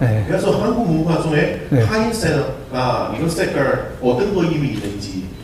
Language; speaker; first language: Korean; non-native, learner; Chinese